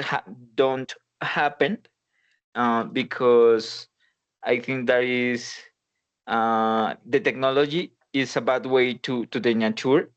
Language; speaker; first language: English; non-native, learner; Spanish